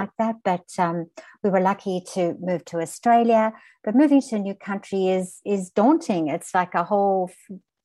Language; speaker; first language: English; native; English